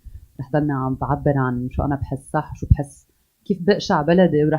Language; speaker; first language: Arabic; native; Arabic